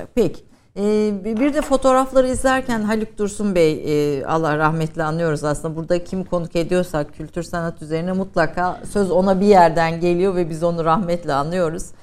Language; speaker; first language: Turkish; native; Turkish